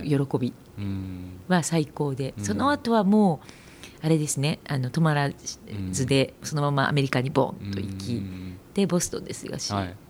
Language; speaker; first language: Japanese; native; Japanese